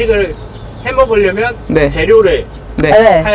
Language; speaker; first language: Korean; native; Korean